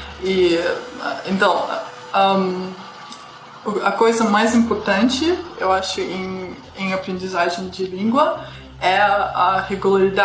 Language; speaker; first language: Portuguese; non-native, fluent; Russian